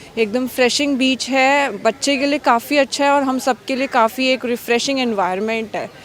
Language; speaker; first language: Hindi; native; Hindi